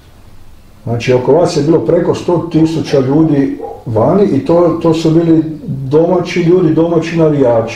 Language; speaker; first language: Croatian; native; Croatian